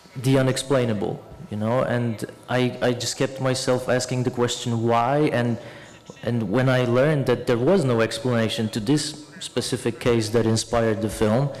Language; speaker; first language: English; non-native, fluent; Polish